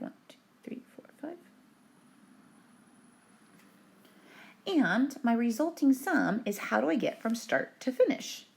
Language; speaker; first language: English; native; English